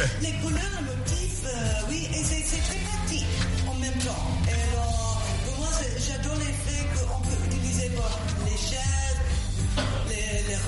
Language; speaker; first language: French; non-native, fluent; English